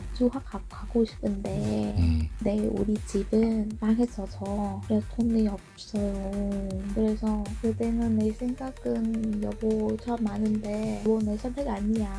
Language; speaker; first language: Korean; non-native, learner; Vietnamese